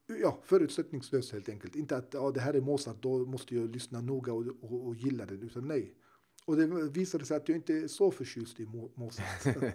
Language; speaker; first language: Swedish; early bilingual, other home language; Turoyo